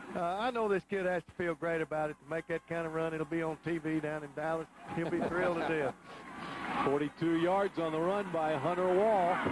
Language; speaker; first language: English; native; English